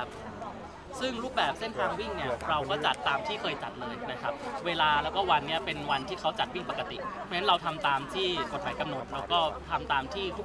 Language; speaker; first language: Thai; native; Thai